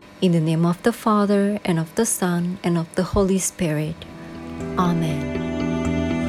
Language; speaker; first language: English; non-native, fluent; Indonesian